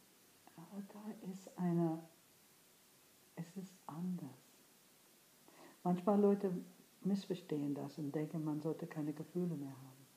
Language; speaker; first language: German; non-native, fluent; English